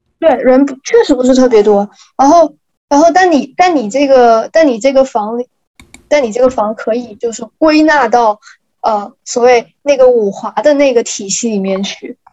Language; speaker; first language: Chinese; native; Chinese